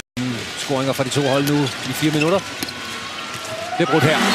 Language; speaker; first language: Danish; native; Danish